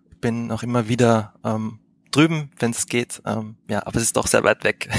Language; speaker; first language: German; native; German